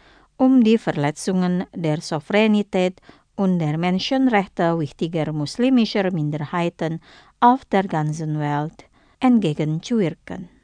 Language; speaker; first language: German; non-native, fluent; Indonesian